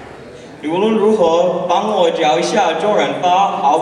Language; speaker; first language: Chinese; non-native, learner; English